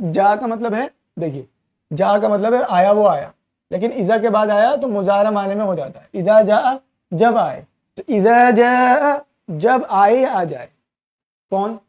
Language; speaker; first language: Urdu; native; Urdu